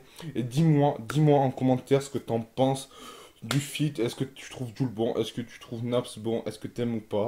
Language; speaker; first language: French; native; French